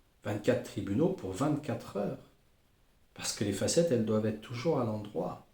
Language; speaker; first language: French; native; French